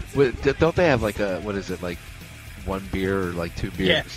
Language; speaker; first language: English; native; English